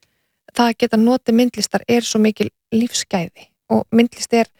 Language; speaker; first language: Icelandic; native; Icelandic